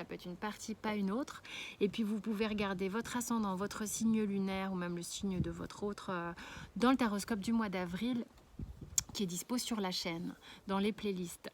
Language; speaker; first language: French; native; French